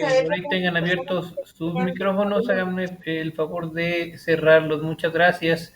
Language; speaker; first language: Spanish; native; Spanish